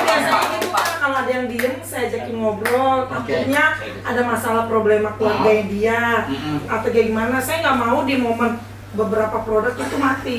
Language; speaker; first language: Indonesian; native; Indonesian